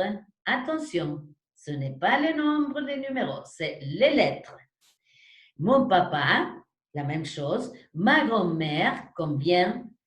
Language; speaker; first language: French; non-native, fluent; Spanish